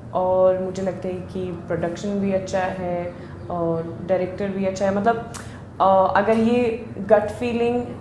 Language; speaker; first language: Hindi; non-native, learner; Swedish